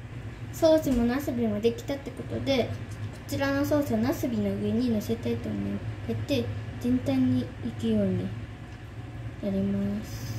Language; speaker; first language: Japanese; non-native, fluent; Cebuano